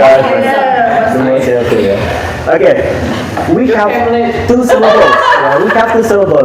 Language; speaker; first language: English; non-native, fluent; Indonesian